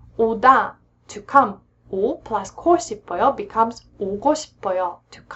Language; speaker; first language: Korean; non-native, fluent; English